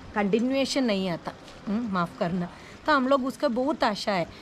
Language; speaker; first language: Hindi; non-native, local second language; Malayalam